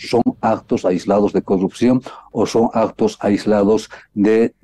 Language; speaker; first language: Spanish; native; Spanish